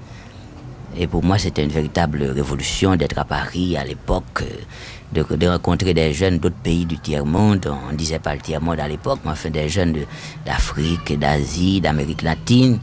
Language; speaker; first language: French; non-native, local second language; Haitian Creole